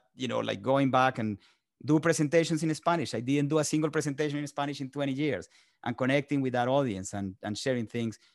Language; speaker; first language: English; non-native, fluent; Spanish